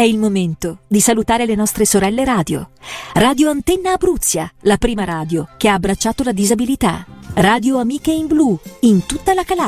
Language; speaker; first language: Italian; native; Italian